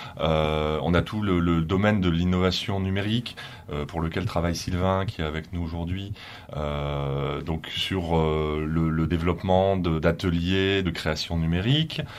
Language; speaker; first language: French; native; French